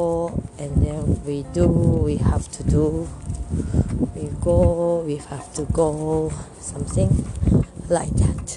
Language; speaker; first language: English; non-native, learner; Japanese